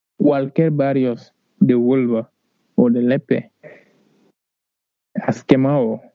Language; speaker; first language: Spanish; non-native, learner; Wolof